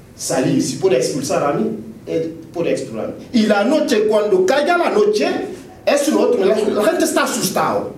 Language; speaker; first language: Spanish; non-native, learner; Fula